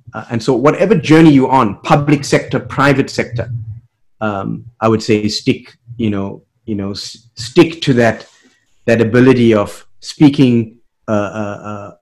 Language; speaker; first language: English; native; English